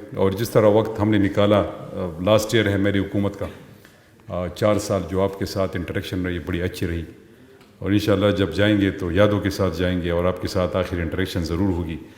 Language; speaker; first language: Urdu; non-native, local second language; Pashto